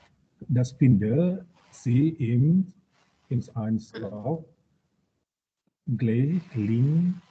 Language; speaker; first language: German; non-native, learner; Indonesian